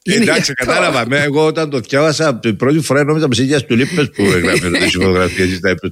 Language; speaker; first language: Greek; native; Greek